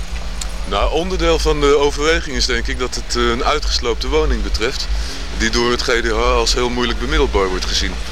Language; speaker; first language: Dutch; native; Dutch